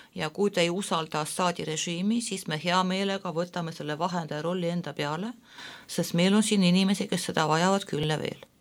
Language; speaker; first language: Estonian; non-native, local second language; Russian